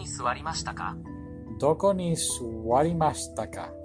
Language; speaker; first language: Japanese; non-native, learner; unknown